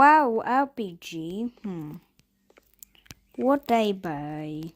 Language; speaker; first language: English; non-native, learner; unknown